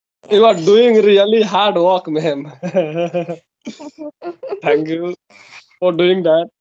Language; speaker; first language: English; non-native, local second language; Hindi